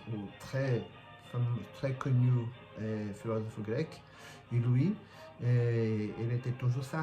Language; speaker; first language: French; non-native, fluent; Portuguese